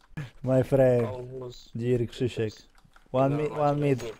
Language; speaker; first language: English; non-native, learner; Polish